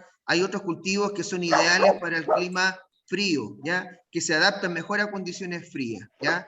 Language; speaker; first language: Spanish; native; Spanish